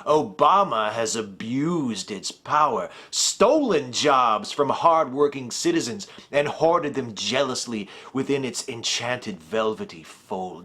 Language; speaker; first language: English; native; English